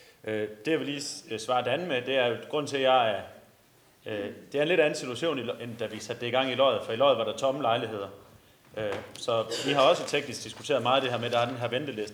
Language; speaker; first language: Danish; native; Danish